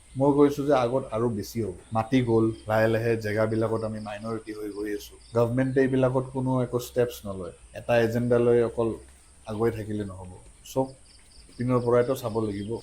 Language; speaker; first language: Assamese; native; Assamese